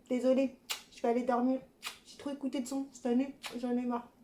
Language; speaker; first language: French; native; French